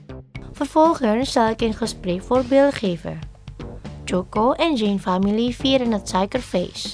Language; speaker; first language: Dutch; non-native, learner; Indonesian